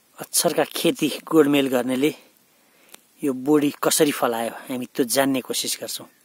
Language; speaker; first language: Nepali; native; Nepali